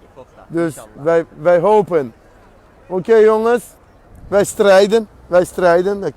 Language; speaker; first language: Dutch; non-native, learner; Azerbaijani